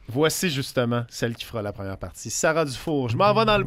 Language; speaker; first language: French; native; French